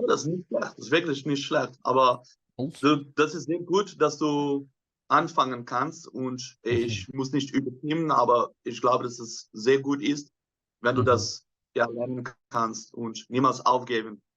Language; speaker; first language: German; non-native, fluent; Dutch